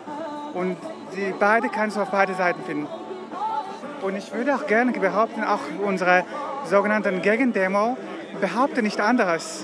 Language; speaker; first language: German; non-native, fluent; Hebrew